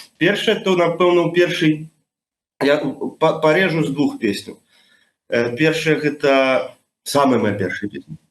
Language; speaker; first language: Belarusian; non-native, local second language; Russian